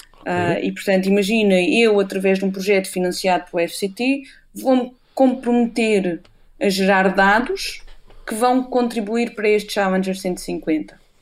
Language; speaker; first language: Portuguese; native; Portuguese